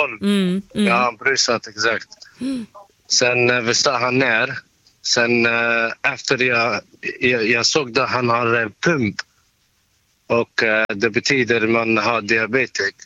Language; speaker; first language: Swedish; non-native, learner; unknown